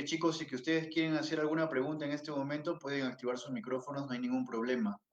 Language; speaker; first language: Spanish; native; Spanish